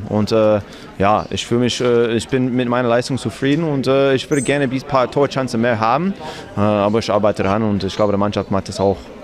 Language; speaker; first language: German; non-native, fluent; English